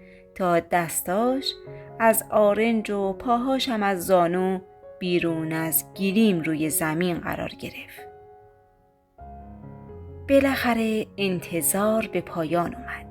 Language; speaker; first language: Persian; native; Persian